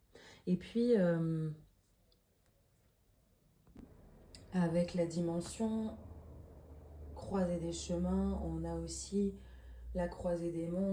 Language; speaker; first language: French; native; French